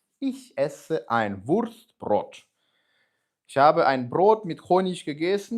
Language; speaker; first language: German; non-native, fluent; Ukrainian